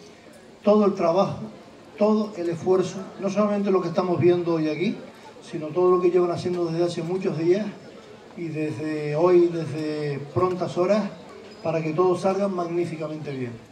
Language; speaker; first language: Spanish; native; Spanish